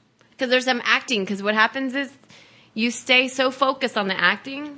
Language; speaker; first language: English; early bilingual, other home language; Spanish